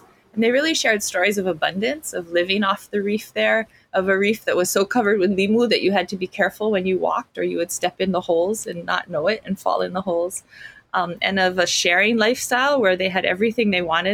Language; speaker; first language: English; native; English